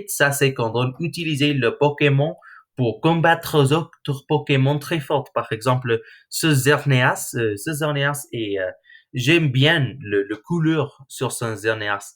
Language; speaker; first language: French; non-native, learner; English